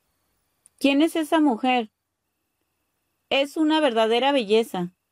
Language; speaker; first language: Spanish; native; Spanish